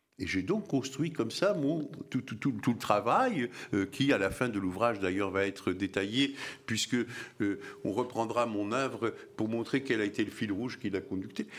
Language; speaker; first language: French; early bilingual, other home language; Arabic